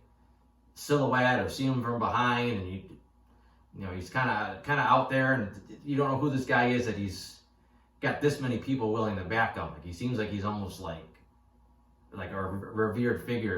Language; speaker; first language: English; native; English